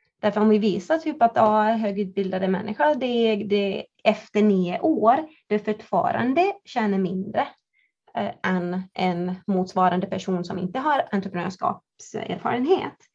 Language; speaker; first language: Swedish; non-native, fluent; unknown